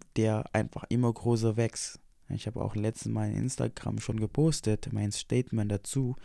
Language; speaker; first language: German; non-native, fluent; Indonesian